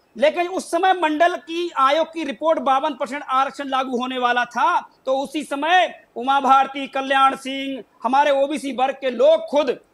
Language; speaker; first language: Hindi; native; Hindi